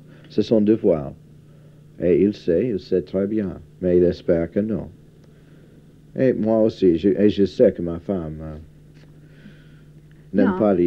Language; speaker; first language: French; non-native, fluent; English